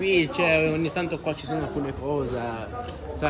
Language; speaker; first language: Italian; non-native, fluent; Arabic